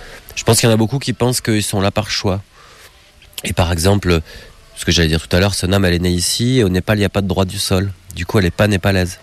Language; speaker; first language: French; native; French